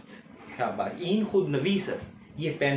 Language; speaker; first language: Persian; non-native, fluent; Urdu